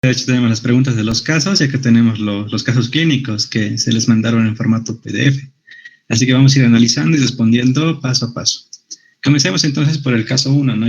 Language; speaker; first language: Spanish; native; Spanish